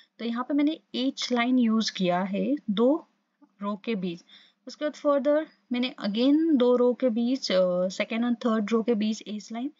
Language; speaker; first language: Hindi; non-native, local second language; Assamese